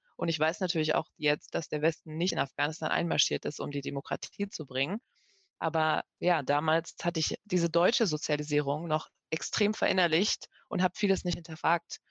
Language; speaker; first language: German; early bilingual, other home language; Persian